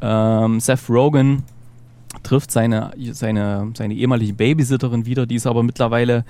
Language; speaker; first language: German; native; German